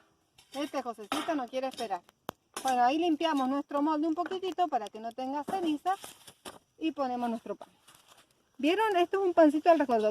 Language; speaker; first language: Spanish; native; Spanish